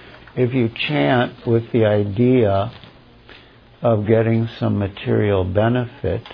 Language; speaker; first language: English; native; English